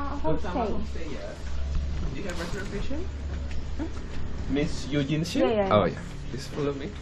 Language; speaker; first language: English; non-native, learner; Indonesian